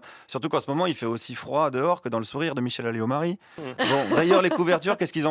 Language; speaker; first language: French; native; French